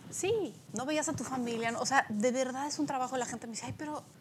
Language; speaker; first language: Spanish; early bilingual, other home language; Polish